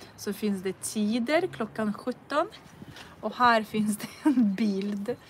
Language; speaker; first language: Swedish; non-native, fluent; Russian